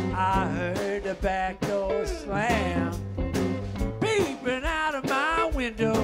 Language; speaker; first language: English; native; English